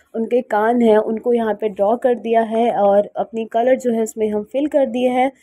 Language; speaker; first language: Hindi; native; Hindi